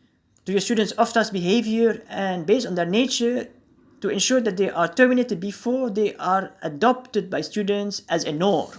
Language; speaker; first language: English; non-native, fluent; Arabic